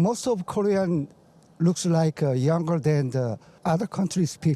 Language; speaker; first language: English; non-native, learner; Korean